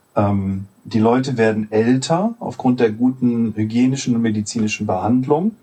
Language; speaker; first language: German; native; German